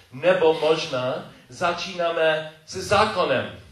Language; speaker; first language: Czech; non-native, fluent; English